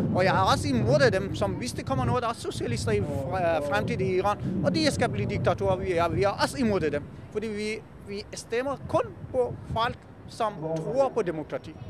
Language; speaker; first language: Danish; non-native, fluent; Persian